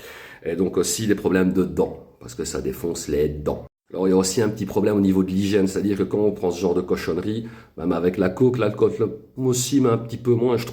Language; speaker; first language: French; native; French